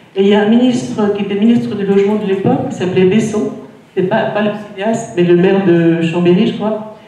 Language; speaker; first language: French; native; French